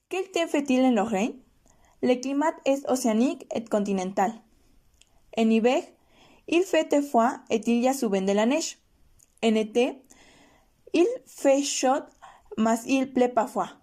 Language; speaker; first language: French; non-native, learner; Spanish